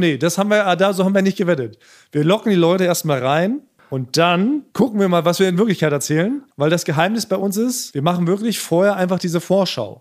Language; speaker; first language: German; native; German